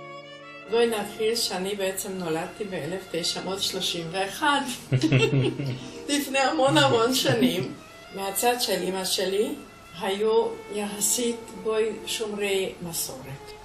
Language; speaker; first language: Hebrew; non-native, fluent; Hungarian